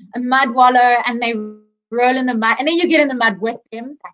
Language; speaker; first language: English; native; English